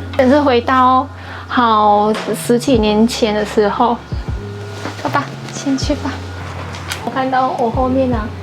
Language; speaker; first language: Chinese; non-native, fluent; Vietnamese